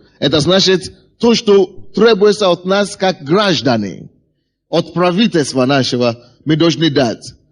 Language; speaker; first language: Russian; non-native, fluent; Yoruba